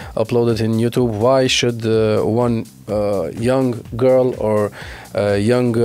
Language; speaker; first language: English; non-native, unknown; Albanian